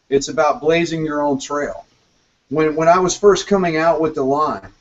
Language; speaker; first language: English; native; English